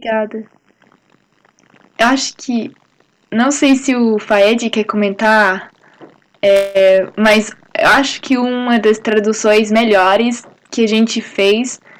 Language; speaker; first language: Portuguese; non-native, fluent; English